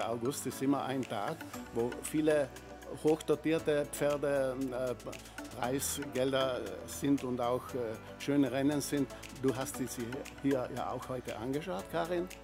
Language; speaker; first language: German; native; German